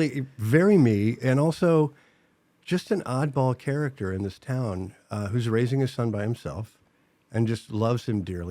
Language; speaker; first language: English; native; English